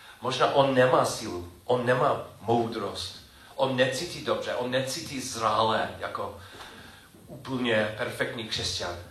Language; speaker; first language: Czech; non-native, learner; English